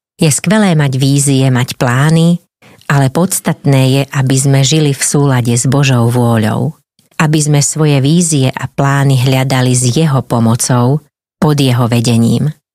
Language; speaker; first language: Slovak; native; Slovak